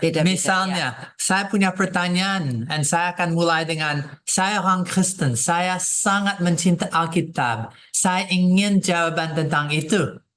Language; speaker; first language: Indonesian; non-native, fluent; English